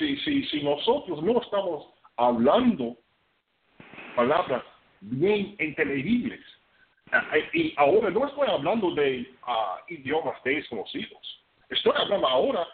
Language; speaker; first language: Spanish; non-native, fluent; English